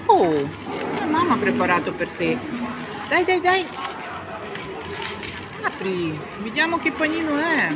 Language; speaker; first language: Italian; non-native, learner; Russian